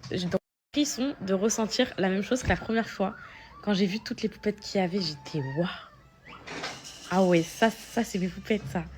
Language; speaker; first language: French; native; French